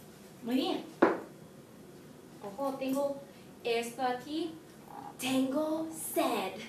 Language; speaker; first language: Spanish; non-native, fluent; English